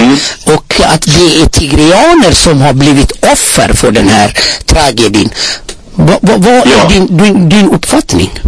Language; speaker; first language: Swedish; non-native, fluent; Amharic